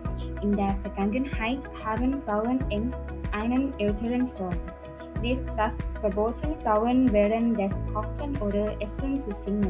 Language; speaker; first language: German; non-native, learner; Thai